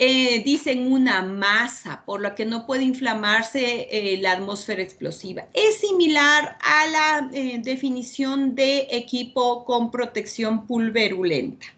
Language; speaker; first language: Spanish; native; Spanish